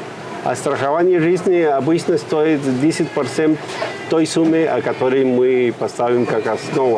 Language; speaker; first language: Russian; non-native, fluent; Spanish